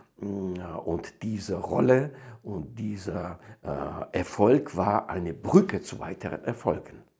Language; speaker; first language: German; non-native, fluent; Georgian